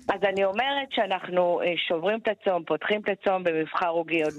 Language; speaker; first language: Hebrew; native; Hebrew